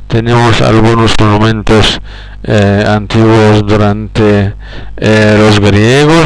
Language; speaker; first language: Spanish; non-native, fluent; Arabic